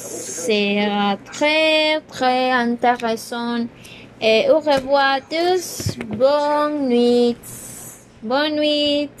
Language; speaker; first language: French; non-native, learner; Spanish